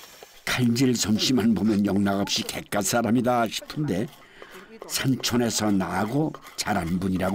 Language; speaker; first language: Korean; native; Korean